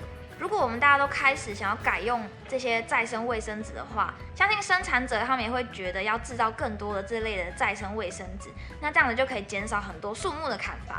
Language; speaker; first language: Chinese; native; Chinese